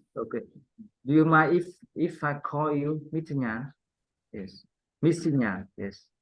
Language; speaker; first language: English; non-native, learner; Vietnamese